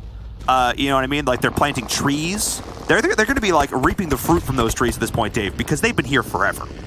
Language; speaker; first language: English; native; English